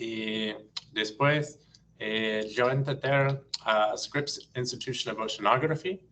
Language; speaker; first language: Spanish; non-native, learner; English